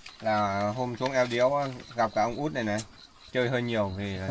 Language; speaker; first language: Vietnamese; native; Vietnamese